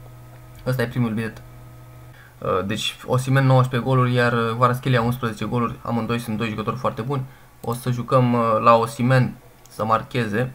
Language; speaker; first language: Romanian; native; Romanian